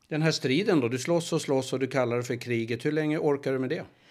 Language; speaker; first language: Swedish; native; Swedish